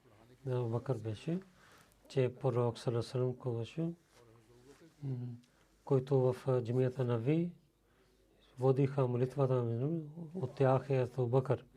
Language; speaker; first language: Bulgarian; non-native, learner; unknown